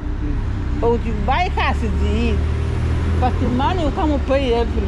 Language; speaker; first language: English; non-native, learner; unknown